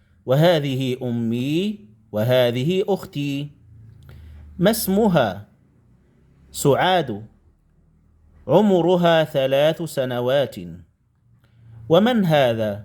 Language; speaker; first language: Arabic; non-native, fluent; Indonesian